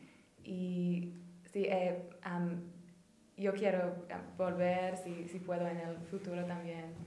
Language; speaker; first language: Spanish; non-native, fluent; English